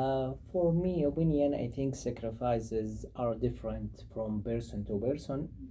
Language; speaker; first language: English; non-native, learner; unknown